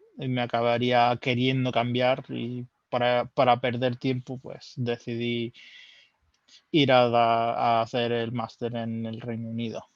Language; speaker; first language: Spanish; early bilingual, heritage; Spanish